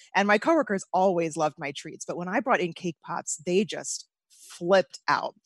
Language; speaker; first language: English; native; English